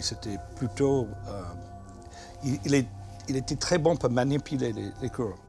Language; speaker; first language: French; non-native, fluent; English